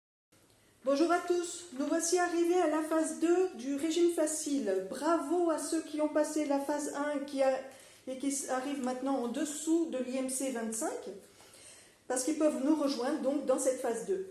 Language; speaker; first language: French; native; French